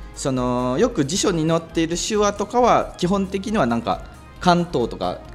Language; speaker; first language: Japanese; non-native, fluent; Malay